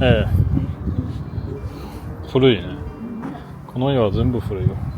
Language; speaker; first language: Japanese; non-native, fluent; French